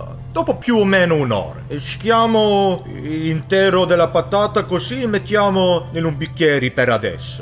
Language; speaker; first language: Italian; non-native, learner; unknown